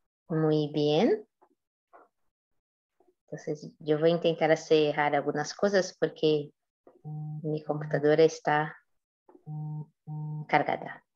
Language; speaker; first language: Spanish; non-native, fluent; Portuguese